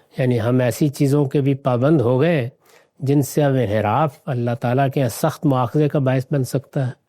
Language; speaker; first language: Urdu; native; Urdu